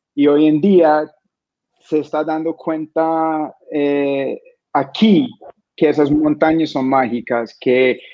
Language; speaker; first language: Spanish; non-native, fluent; English